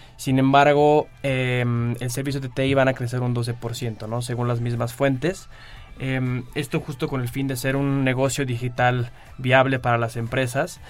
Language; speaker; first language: Spanish; native; Spanish